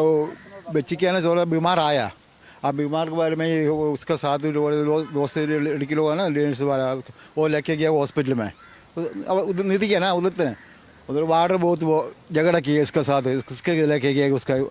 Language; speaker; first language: Hindi; non-native, local second language; Malayalam